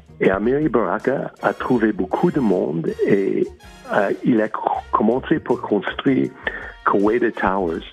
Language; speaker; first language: French; non-native, fluent; English